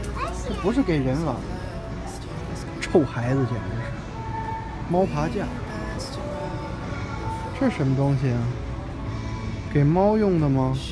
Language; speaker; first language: Chinese; native; Chinese